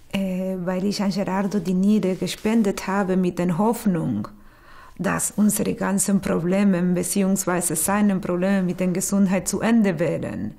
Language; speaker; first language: German; non-native, fluent; Portuguese